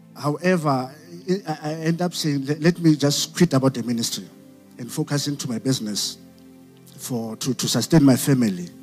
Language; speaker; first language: English; non-native, local second language; Southern Sotho